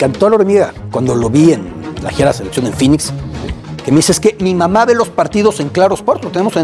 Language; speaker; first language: Spanish; native; Spanish